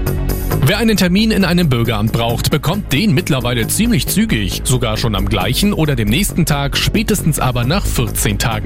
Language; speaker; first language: German; native; German